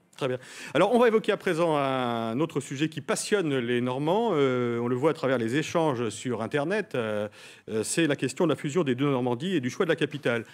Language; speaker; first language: French; native; French